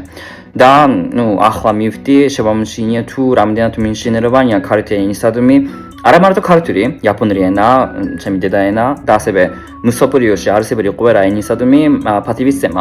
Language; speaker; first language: Georgian; non-native, fluent; Japanese